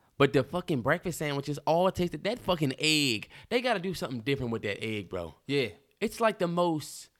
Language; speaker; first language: English; native; English